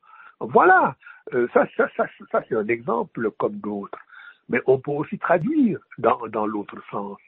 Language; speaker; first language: French; non-native, local second language; Wolof